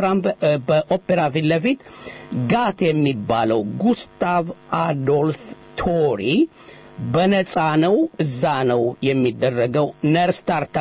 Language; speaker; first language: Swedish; non-native, fluent; Amharic